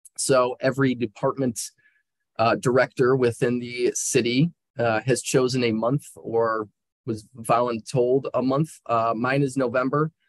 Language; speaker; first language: English; native; English